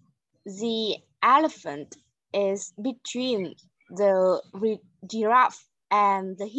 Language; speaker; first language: English; non-native, learner; Vietnamese